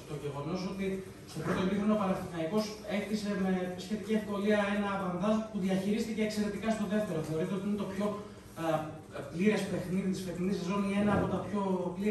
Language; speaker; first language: Greek; native; Greek